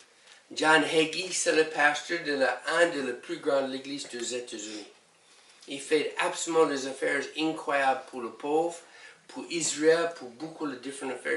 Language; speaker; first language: French; non-native, learner; English